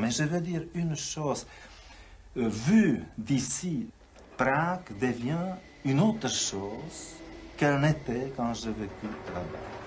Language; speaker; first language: French; non-native, fluent; Czech